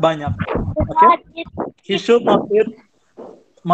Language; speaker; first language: English; non-native, fluent; Indonesian